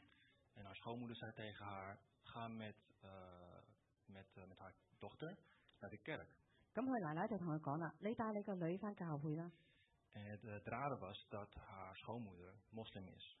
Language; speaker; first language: Dutch; early bilingual, other home language; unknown